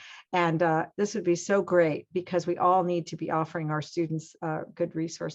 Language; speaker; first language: English; native; English